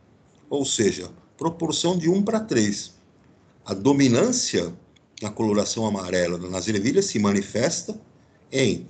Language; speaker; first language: Portuguese; native; Portuguese